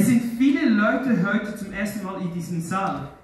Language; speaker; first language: German; non-native, fluent; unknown